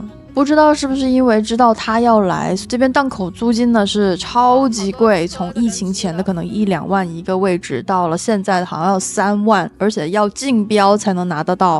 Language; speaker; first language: Chinese; native; Chinese